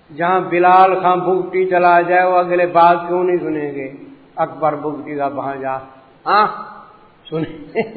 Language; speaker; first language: Urdu; non-native, local second language; Punjabi